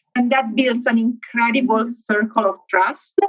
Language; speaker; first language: English; non-native, fluent; Italian